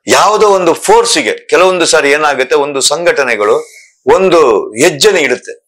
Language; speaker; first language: Kannada; non-native, local second language; Tulu